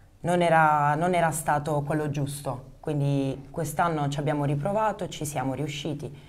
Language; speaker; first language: Italian; native; Italian